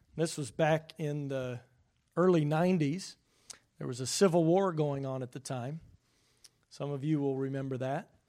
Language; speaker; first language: English; native; English